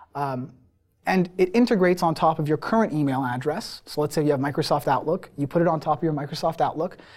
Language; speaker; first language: English; early bilingual, other home language; Persian